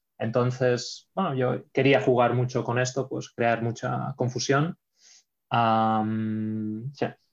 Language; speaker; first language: Spanish; non-native, local second language; Catalan